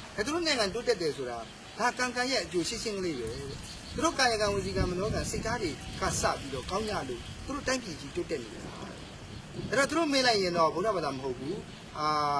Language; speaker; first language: Burmese; native; Burmese